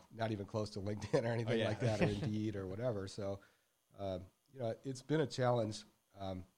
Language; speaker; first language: English; native; English